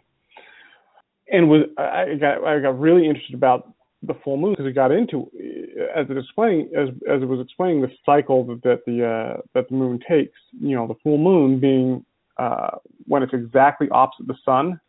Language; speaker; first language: English; native; English